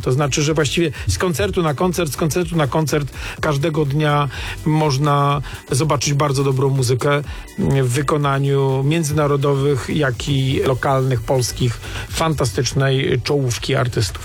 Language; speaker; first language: Polish; native; Polish